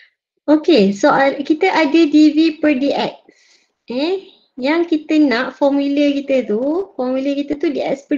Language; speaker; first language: Malay; native; Malay